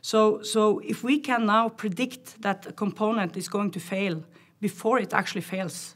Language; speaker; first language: English; non-native, fluent; Norwegian